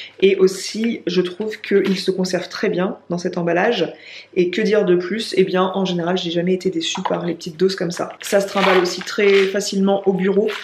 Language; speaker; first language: French; native; French